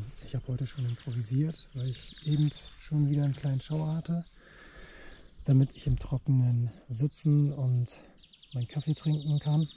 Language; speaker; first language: German; native; German